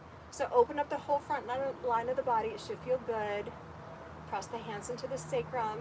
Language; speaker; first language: English; native; English